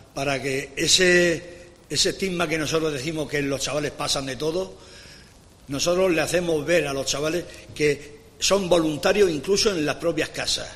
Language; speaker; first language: Spanish; native; Spanish